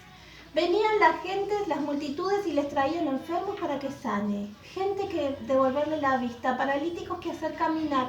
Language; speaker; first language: Spanish; native; Spanish